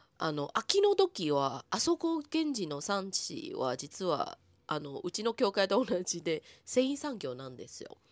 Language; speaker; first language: Japanese; non-native, fluent; Chinese